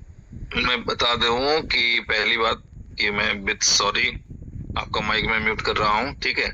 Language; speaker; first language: Hindi; native; Hindi